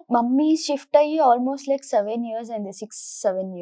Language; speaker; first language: Telugu; non-native, local second language; Kannada